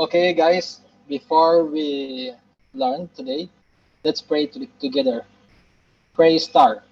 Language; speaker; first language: English; non-native, learner; Indonesian